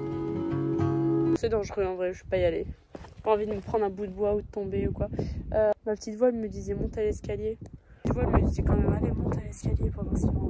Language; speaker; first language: French; native; French